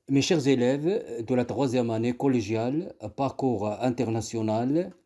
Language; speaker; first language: French; non-native, local second language; Arabic